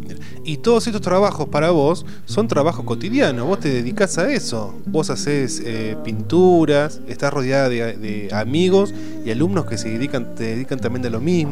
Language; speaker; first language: Spanish; native; Spanish